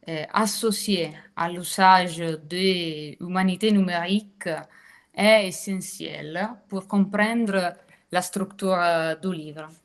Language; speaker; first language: French; non-native, fluent; Italian